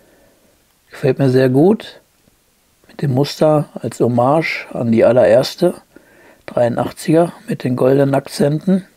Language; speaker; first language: German; native; German